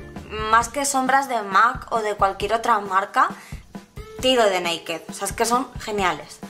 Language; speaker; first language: Spanish; native; Spanish